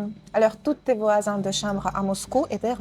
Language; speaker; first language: French; non-native, fluent; Russian